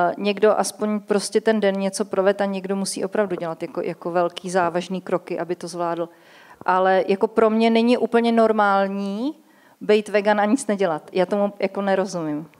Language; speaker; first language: Czech; native; Czech